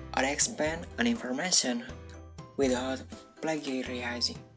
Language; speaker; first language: English; non-native, learner; Indonesian